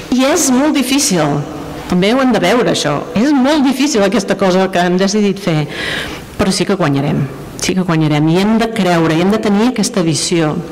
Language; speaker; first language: Catalan; non-native, fluent; English